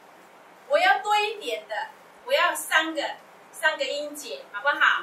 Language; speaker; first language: Chinese; non-native, local second language; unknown